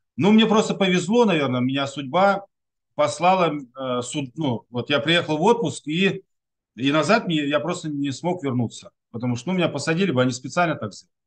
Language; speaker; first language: Russian; non-native, local second language; Tatar